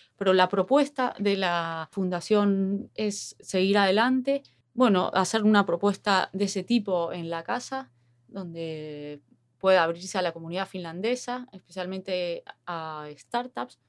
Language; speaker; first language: Spanish; native; Spanish